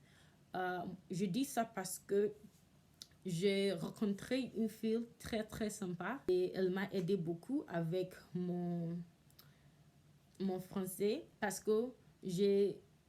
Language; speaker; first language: French; non-native, learner; English